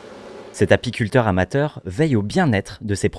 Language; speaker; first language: French; native; French